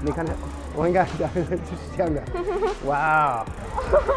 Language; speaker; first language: Chinese; non-native, learner; English